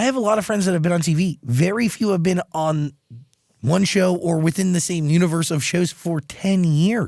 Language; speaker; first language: English; native; English